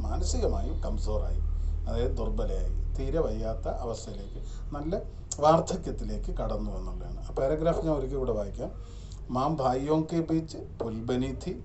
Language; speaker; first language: Malayalam; native; Malayalam